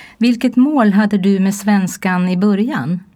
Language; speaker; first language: Swedish; native; Swedish